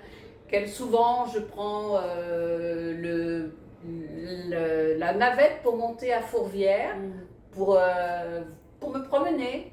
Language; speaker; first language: French; early bilingual, other home language; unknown